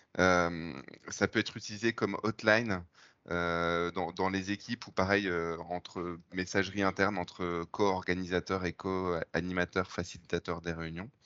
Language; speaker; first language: French; native; French